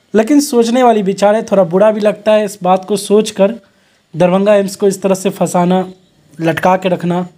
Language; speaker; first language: Hindi; native; Hindi